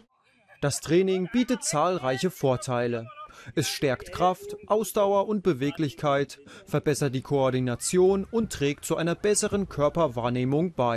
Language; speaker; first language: German; native; German